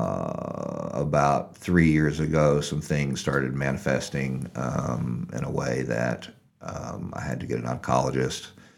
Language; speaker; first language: English; native; English